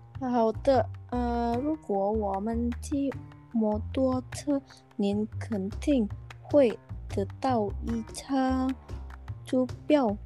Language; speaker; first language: Chinese; non-native, learner; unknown